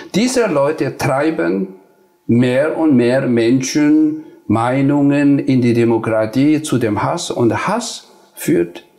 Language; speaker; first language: German; non-native, fluent; Nepali